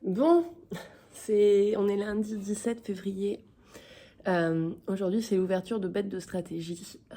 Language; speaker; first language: French; native; French